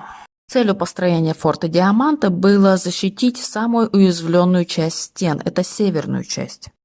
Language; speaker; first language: Russian; native; Russian